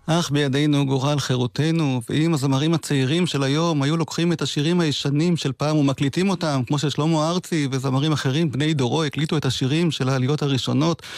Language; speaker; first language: Hebrew; native; Hebrew